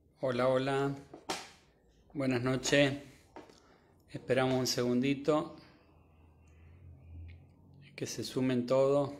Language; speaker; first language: Spanish; native; Spanish